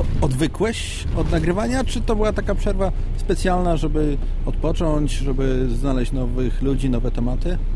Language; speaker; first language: Polish; native; Polish